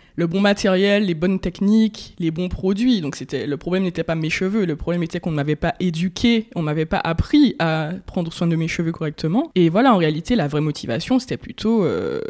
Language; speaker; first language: French; native; French